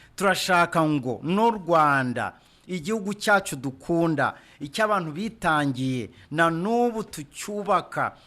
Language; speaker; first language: Kinyarwanda; native; Kinyarwanda